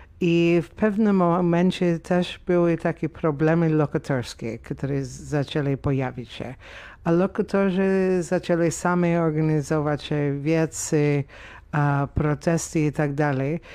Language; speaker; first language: Polish; non-native, fluent; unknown